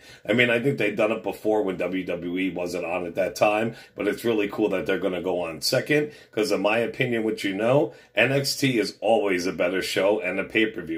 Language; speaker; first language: English; native; English